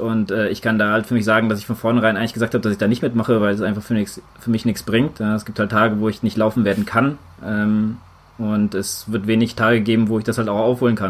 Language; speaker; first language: German; native; German